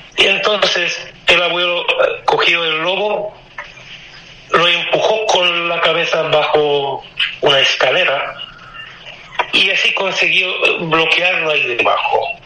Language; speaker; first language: Spanish; non-native, fluent; Romanian